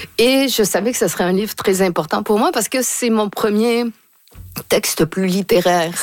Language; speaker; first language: French; native; French